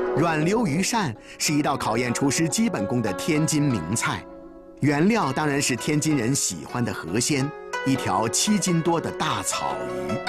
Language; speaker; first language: Chinese; native; Chinese